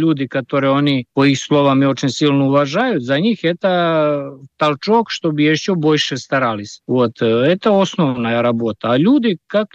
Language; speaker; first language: Russian; non-native, fluent; Serbian